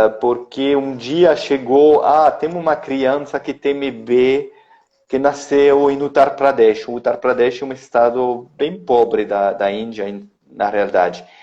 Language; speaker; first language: Portuguese; non-native, fluent; French